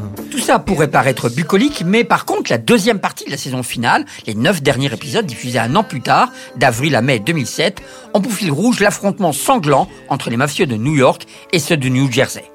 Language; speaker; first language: French; native; French